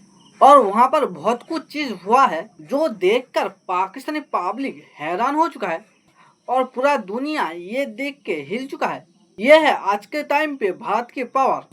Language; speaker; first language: Hindi; native; Hindi